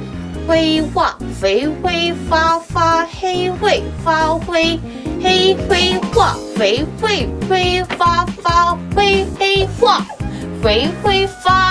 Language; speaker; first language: Chinese; non-native, fluent; Korean